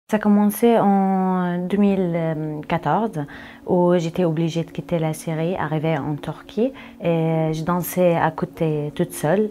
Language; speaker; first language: French; non-native, fluent; Arabic